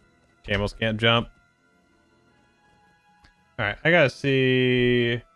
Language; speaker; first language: English; native; English